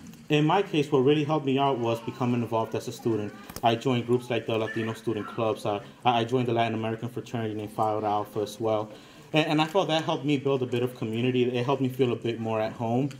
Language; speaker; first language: English; early bilingual, other home language; Spanish